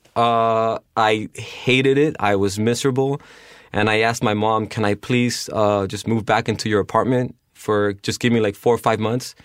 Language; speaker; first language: English; early bilingual, other home language; Spanish